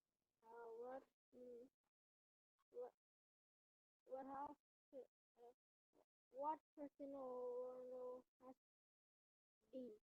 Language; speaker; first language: English; non-native, learner; Vietnamese